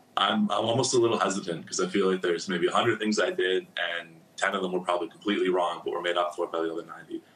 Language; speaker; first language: English; native; English